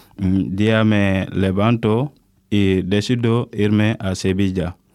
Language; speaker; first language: Spanish; non-native, learner; Wolof